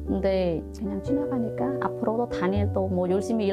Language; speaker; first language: Korean; non-native, learner; Khmer